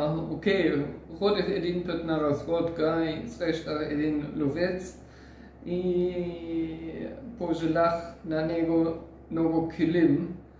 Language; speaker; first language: Bulgarian; non-native, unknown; German